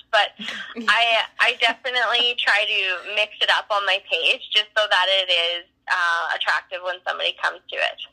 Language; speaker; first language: English; native; English